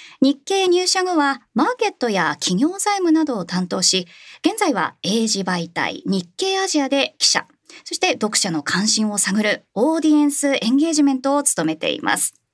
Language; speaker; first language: Japanese; native; Japanese